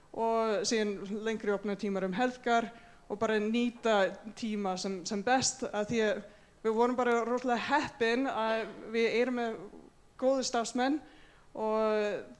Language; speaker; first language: Icelandic; non-native, fluent; English